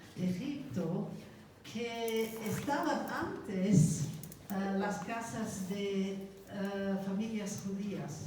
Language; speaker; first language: Spanish; non-native, fluent; English